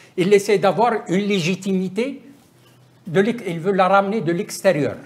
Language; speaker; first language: French; non-native, local second language; Arabic